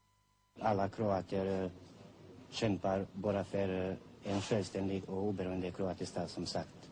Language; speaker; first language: Swedish; non-native, fluent; Croatian